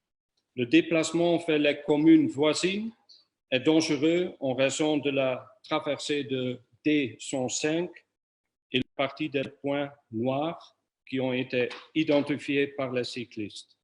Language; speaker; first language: French; non-native, fluent; Dutch